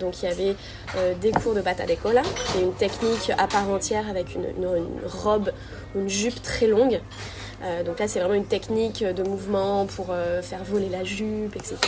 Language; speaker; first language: French; native; French